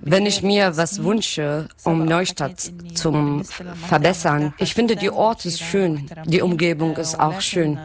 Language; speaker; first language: German; non-native, learner; Arabic